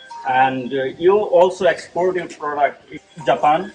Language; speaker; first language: English; non-native, local second language; Bangla